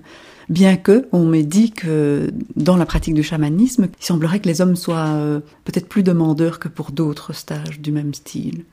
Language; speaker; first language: French; native; French